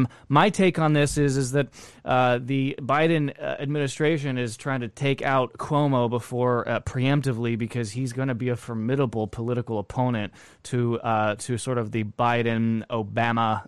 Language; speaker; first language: English; native; English